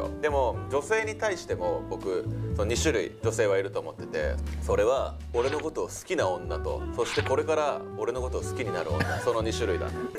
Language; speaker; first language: Japanese; native; Japanese